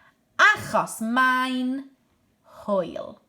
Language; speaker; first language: Welsh; non-native, local second language; English